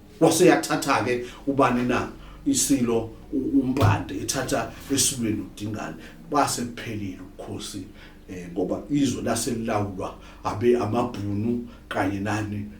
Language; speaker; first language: Zulu; native; Zulu